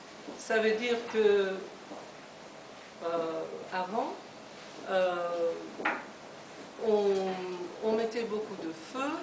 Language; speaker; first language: French; non-native, fluent; Persian